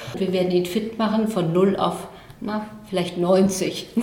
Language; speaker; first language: German; native; German